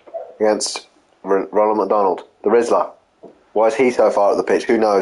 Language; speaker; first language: English; native; English